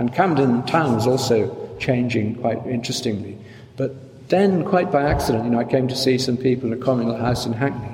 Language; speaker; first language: English; native; English